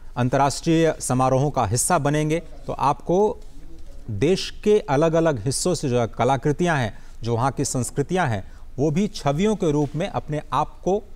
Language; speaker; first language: Hindi; native; Hindi